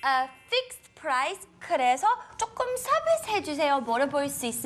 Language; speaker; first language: Korean; non-native, learner; English